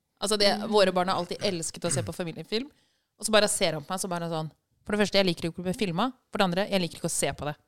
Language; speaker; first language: Norwegian; native; Norwegian